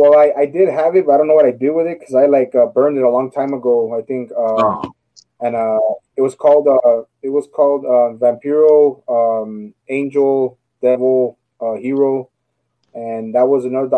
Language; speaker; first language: English; native; English